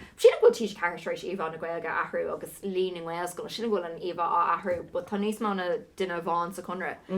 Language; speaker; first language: Irish; non-native, local second language; English